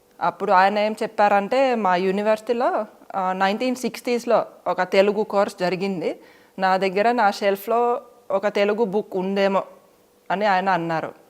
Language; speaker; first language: Telugu; non-native, fluent; Finnish